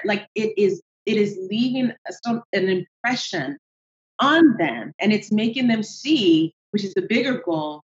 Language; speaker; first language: English; non-native, local second language; Yoruba